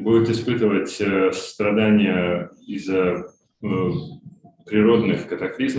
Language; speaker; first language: Russian; native; Russian